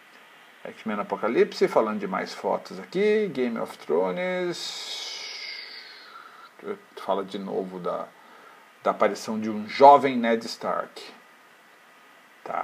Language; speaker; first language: Portuguese; native; Portuguese